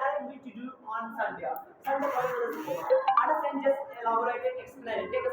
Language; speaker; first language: English; non-native, fluent; Hindi